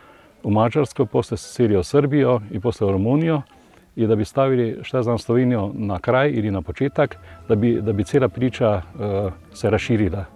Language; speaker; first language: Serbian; non-native, learner; Slovenian